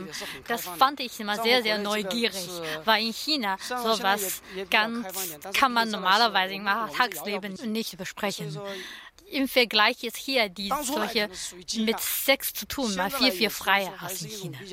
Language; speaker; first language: German; non-native, learner; Chinese